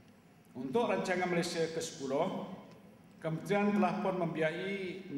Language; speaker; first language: Malay; native; Malay